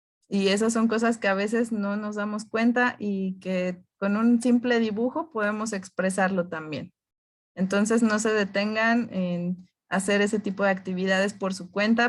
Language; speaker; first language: Spanish; native; Spanish